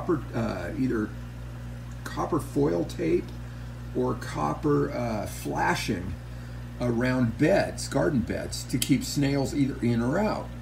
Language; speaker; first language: English; native; English